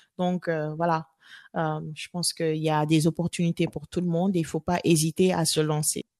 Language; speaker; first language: French; non-native, local second language; Wolof